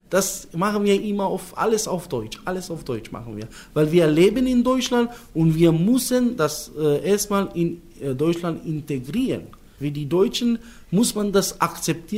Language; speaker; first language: German; non-native, learner; Macedonian